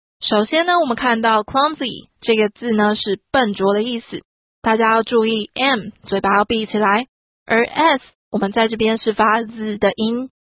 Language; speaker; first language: Chinese; native; Chinese